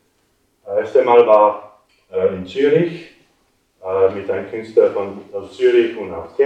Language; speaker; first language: German; non-native, local second language; Italian